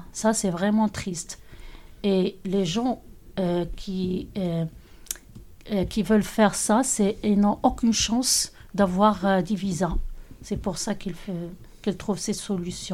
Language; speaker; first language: French; non-native, local second language; Arabic